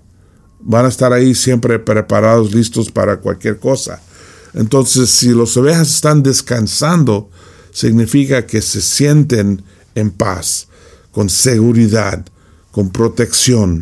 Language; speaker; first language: Spanish; non-native, fluent; English